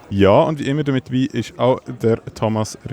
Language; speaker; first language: German; native; German